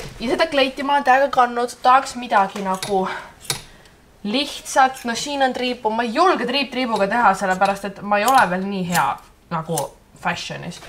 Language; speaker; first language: Estonian; native; Estonian